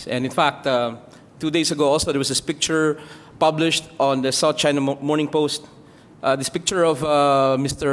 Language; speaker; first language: English; non-native, local second language; Filipino